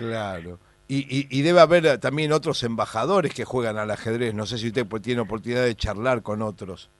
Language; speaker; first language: Spanish; native; Spanish